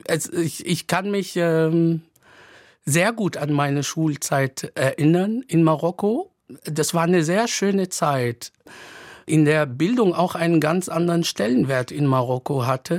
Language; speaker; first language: German; non-native, fluent; Arabic